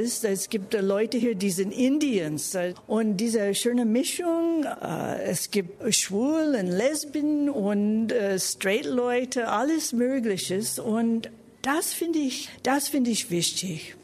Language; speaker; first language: German; non-native, fluent; English